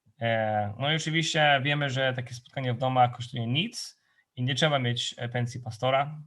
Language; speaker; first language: Polish; non-native, fluent; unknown